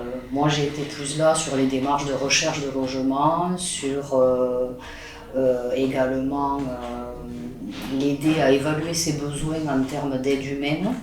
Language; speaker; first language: French; native; French